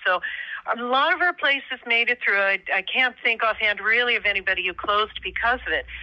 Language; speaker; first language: English; native; English